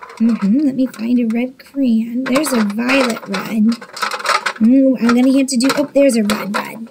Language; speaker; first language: English; native; English